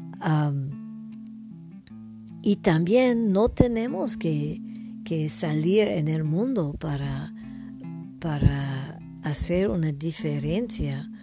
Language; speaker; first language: Spanish; non-native, learner; English